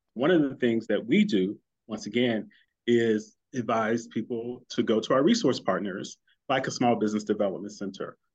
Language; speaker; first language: English; native; English